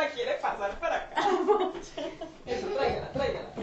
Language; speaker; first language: Spanish; native; Spanish